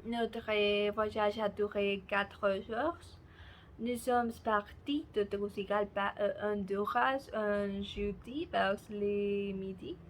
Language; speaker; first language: French; non-native, learner; Spanish